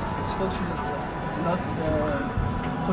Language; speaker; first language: Russian; non-native, learner; Arabic